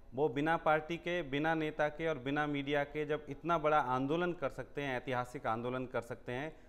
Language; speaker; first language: Hindi; native; Hindi